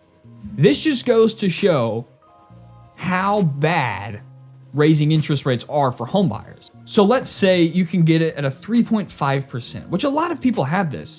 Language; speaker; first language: English; native; English